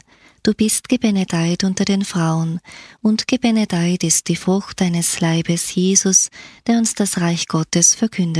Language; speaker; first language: German; native; German